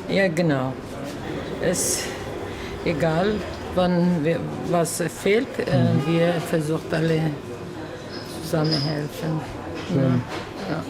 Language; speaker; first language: German; non-native, learner; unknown